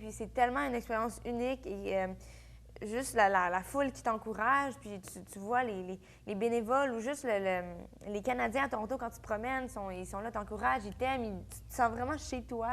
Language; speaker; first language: French; native; French